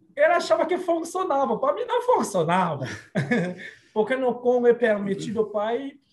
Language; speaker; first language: Portuguese; non-native, fluent; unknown